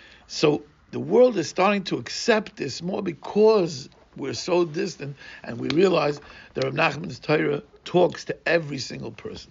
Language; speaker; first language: English; non-native, fluent; Portuguese